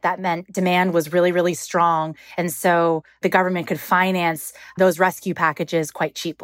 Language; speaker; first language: English; native; English